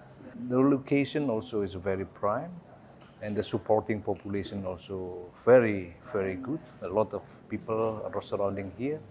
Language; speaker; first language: English; non-native, fluent; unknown